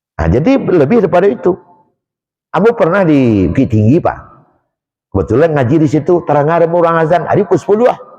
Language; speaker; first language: Malay; non-native, local second language; Minangkabau